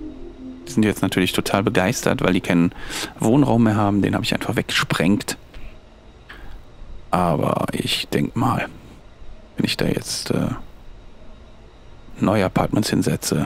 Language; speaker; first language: German; native; German